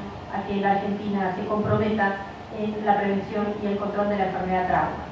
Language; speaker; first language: Spanish; native; Spanish